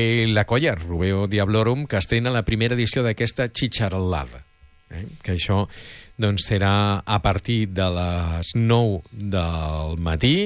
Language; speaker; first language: Catalan; native; Catalan